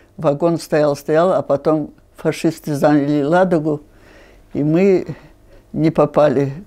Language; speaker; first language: Russian; non-native, local second language; Finnish